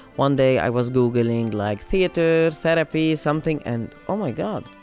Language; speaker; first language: English; non-native, fluent; Arabic